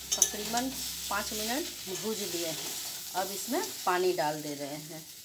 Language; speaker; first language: Hindi; native; Hindi